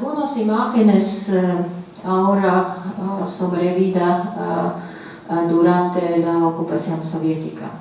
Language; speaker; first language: Spanish; non-native, fluent; Latvian